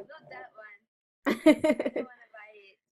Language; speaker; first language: English; non-native, learner; Japanese